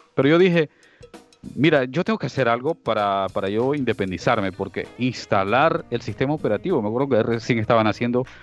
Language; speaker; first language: Spanish; native; Spanish